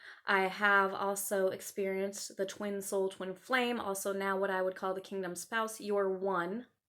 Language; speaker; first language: English; native; English